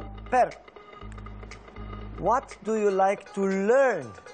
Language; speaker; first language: English; non-native, fluent; Romanian